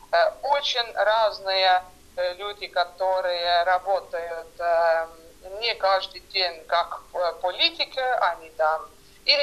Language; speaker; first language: Russian; non-native, fluent; Estonian